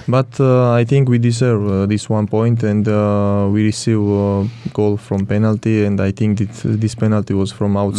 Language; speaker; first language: English; non-native, learner; Georgian